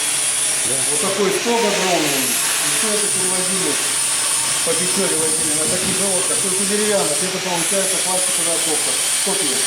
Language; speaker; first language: Russian; native; Russian